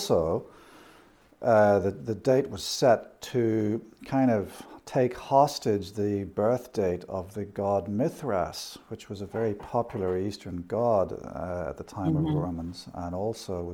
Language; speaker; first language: English; native; English